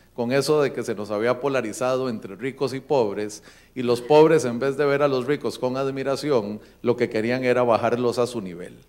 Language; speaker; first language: Spanish; native; Spanish